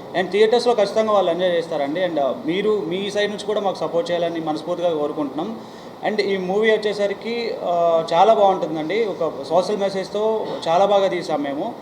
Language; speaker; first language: Telugu; native; Telugu